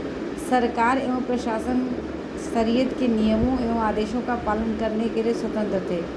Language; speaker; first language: Hindi; native; Hindi